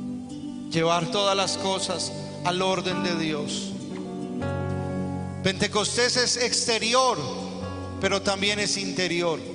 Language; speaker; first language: Spanish; native; Spanish